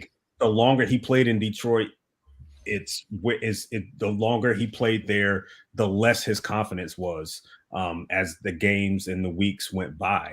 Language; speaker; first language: English; native; English